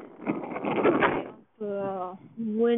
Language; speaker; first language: French; non-native, learner; English